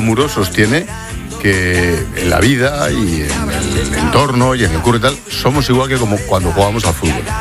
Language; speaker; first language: Spanish; native; Spanish